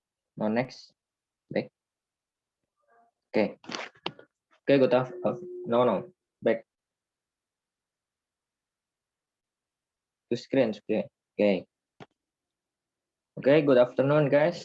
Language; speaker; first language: English; non-native, learner; Indonesian